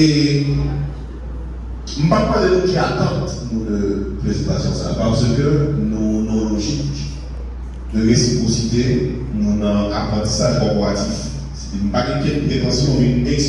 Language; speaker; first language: French; non-native, local second language; Haitian Creole